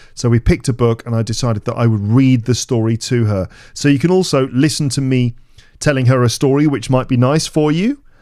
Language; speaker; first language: English; native; English